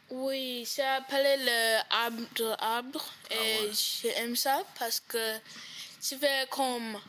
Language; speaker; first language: French; non-native, learner; English